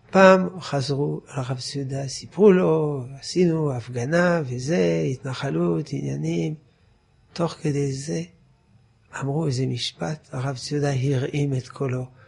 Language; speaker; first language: Hebrew; non-native, fluent; French